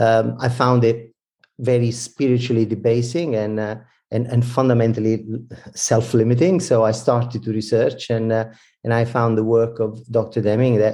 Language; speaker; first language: English; non-native, fluent; Italian